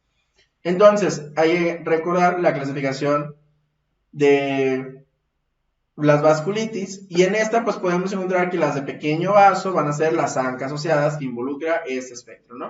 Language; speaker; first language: Spanish; native; Spanish